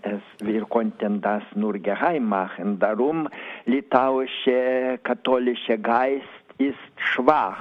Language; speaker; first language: German; non-native, learner; Lithuanian